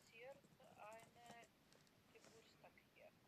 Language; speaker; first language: German; non-native, learner; Macedonian